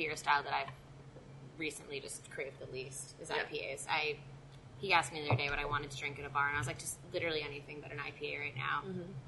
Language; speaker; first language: English; native; English